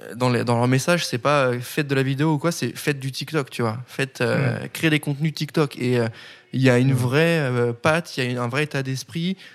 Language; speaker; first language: French; native; French